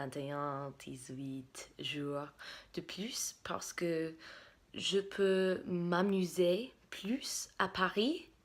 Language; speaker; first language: French; non-native, fluent; English